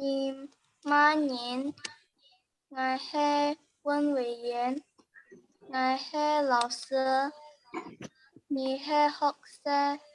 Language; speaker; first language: Chinese; non-native, learner; Indonesian